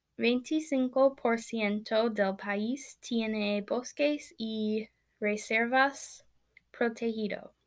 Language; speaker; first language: Spanish; non-native, learner; English